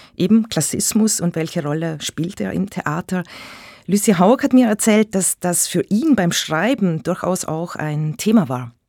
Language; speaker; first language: German; native; German